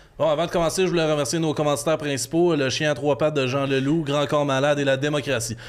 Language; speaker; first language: French; native; French